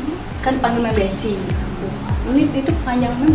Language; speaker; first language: Indonesian; native; Indonesian